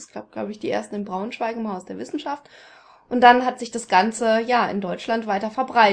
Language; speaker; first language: German; native; German